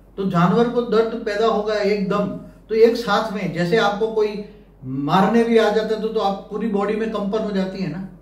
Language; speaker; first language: Hindi; non-native, local second language; Gujarati